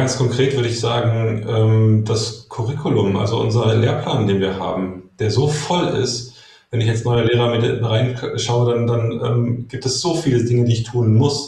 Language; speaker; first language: German; native; German